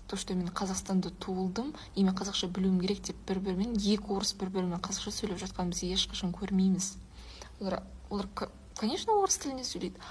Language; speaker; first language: Kazakh; non-native, local second language; Uyghur